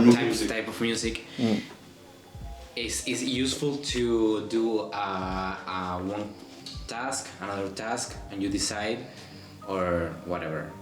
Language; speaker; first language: English; non-native, learner; Spanish